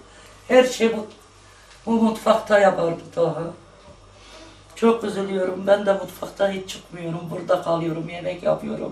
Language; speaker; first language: Turkish; non-native, local second language; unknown